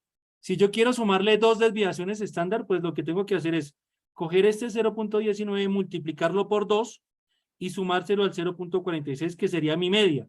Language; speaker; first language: Spanish; native; Spanish